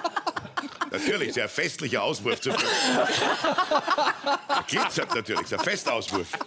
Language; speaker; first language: German; native; German